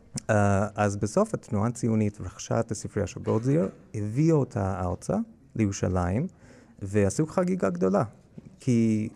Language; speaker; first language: Hebrew; non-native, fluent; English